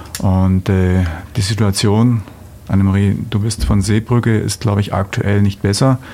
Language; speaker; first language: German; native; German